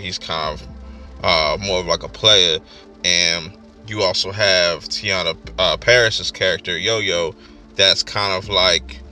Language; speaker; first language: English; native; English